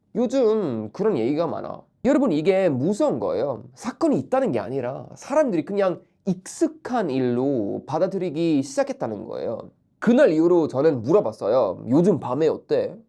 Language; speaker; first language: Korean; non-native, fluent; Swedish